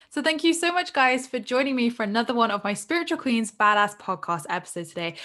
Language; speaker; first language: English; native; English